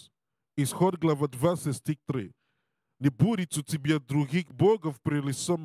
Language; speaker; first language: Russian; non-native, learner; Portuguese